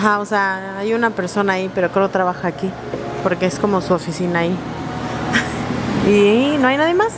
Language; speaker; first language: Spanish; native; Spanish